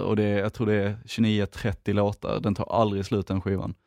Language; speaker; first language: Swedish; native; Swedish